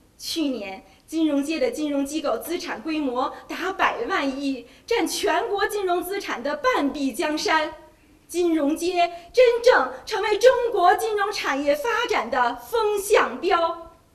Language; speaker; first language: Chinese; native; Chinese